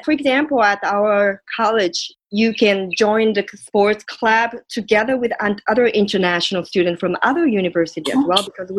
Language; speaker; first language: English; non-native, fluent; Japanese